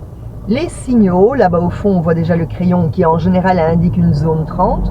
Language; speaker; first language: French; native; French